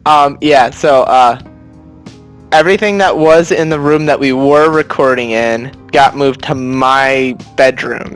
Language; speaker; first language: English; native; English